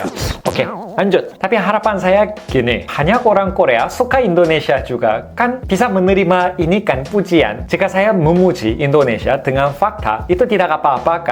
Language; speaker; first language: Indonesian; non-native, fluent; Korean